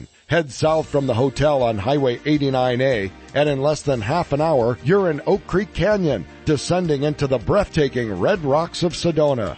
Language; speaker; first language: English; native; English